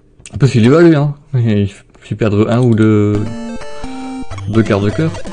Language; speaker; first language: French; native; French